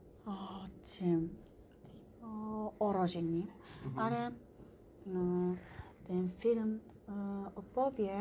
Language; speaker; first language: Polish; non-native, learner; Japanese